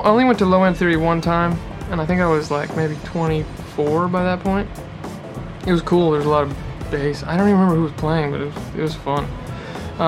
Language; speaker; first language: English; native; English